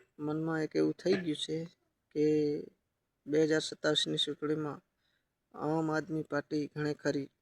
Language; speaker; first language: Gujarati; non-native, local second language; Bhili